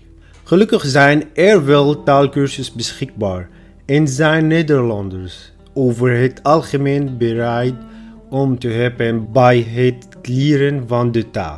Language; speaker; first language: Dutch; non-native, fluent; Arabic